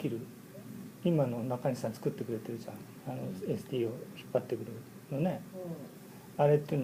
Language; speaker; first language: Japanese; native; Japanese